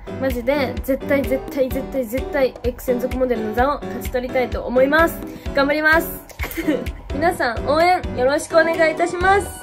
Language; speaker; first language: Japanese; native; Japanese